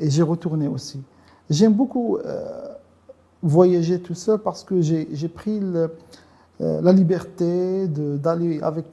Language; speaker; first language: French; non-native, local second language; Arabic